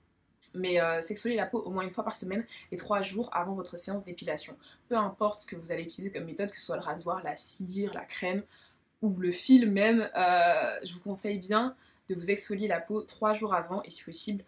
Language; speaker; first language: French; native; French